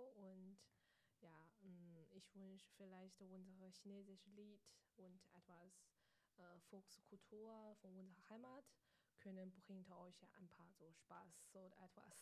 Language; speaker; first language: German; non-native, learner; Chinese